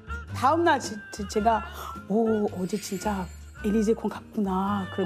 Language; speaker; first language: Korean; non-native, learner; French